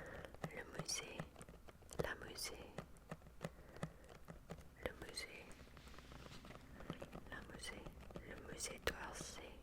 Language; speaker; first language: French; non-native, fluent; English